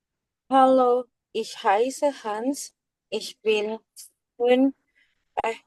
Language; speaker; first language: German; non-native, learner; Indonesian